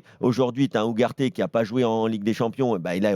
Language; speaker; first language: French; native; French